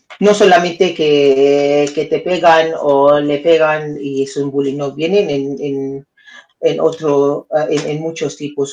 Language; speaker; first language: Spanish; non-native, fluent; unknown